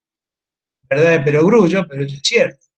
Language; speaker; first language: Spanish; native; Spanish